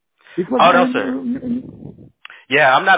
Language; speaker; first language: English; native; English